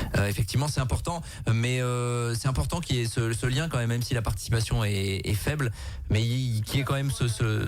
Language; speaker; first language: French; native; French